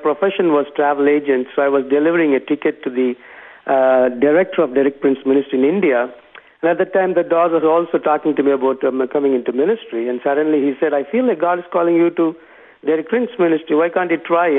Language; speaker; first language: English; non-native, local second language; Tamil